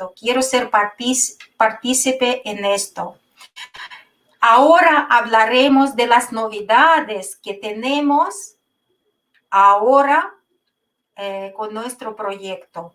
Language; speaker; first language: Spanish; non-native, fluent; Russian